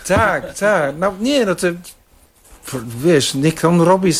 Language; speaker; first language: Polish; non-native, fluent; English